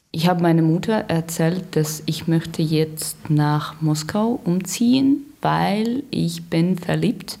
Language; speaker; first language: German; non-native, learner; Russian